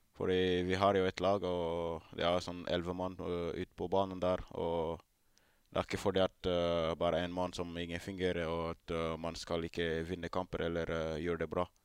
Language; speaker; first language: Norwegian; non-native, fluent; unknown